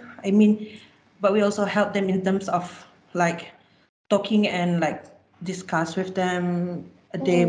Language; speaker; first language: English; non-native, local second language; Malay